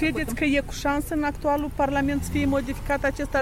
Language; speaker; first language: Romanian; native; Romanian